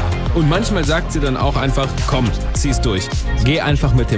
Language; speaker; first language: German; non-native, fluent; English